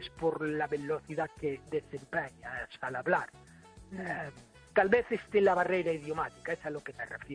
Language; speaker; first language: Spanish; non-native, fluent; English